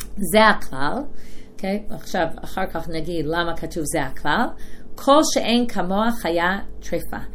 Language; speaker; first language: Hebrew; non-native, fluent; English